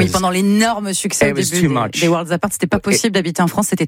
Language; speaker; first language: French; native; French